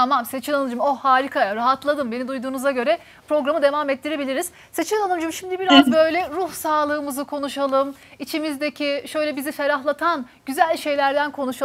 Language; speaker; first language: Turkish; native; Turkish